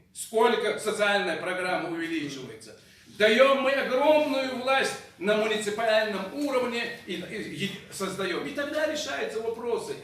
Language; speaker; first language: Russian; non-native, local second language; Chechen